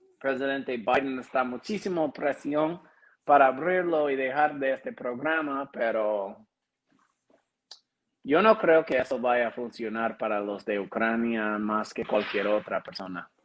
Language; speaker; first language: Spanish; non-native, learner; English